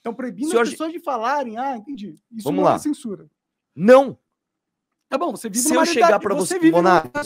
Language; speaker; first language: Portuguese; native; Portuguese